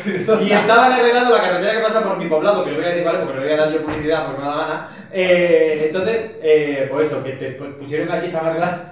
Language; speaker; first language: Spanish; native; Spanish